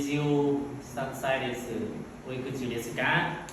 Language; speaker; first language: Japanese; non-native, learner; Vietnamese